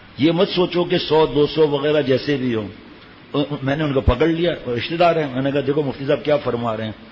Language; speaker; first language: Urdu; native; Urdu